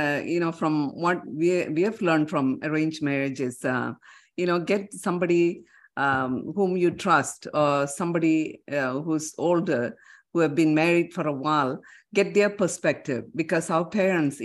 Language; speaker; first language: English; non-native, local second language; Tamil